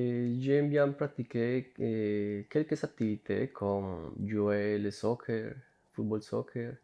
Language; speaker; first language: French; non-native, learner; Spanish